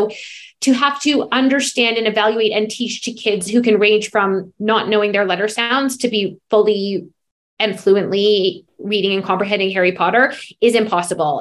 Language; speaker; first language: English; native; English